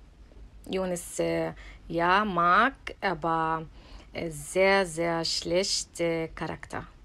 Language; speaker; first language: German; non-native, learner; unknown